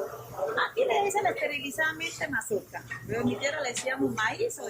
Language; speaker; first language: Spanish; native; Spanish